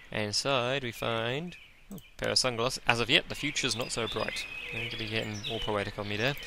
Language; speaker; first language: English; native; English